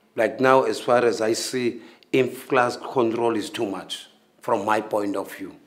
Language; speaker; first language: English; non-native, local second language; Xhosa